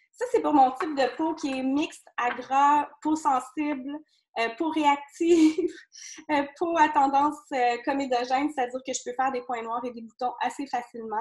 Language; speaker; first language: French; native; French